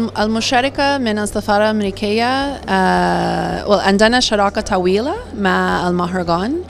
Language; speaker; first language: Egyptian Arabic; non-native, fluent; English